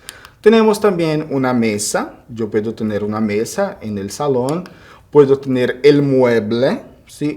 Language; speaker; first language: Spanish; non-native, fluent; Portuguese